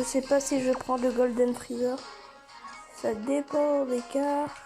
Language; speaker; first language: French; native; French